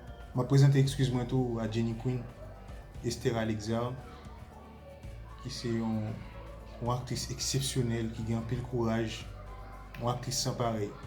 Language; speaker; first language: French; non-native, local second language; Haitian Creole